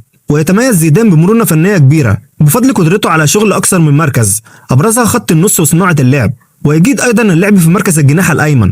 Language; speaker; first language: Arabic; native; Arabic